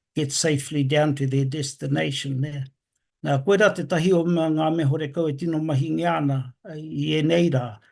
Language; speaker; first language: Māori; native; Māori